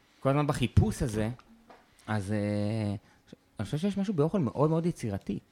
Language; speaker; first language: Hebrew; native; Hebrew